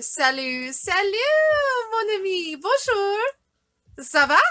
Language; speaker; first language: French; non-native, learner; English